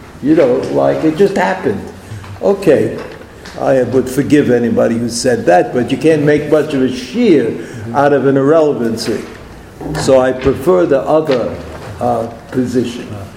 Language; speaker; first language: English; native; English